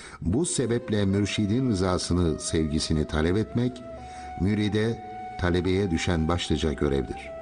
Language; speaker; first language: Turkish; native; Turkish